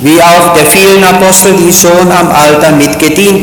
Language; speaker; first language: German; native; German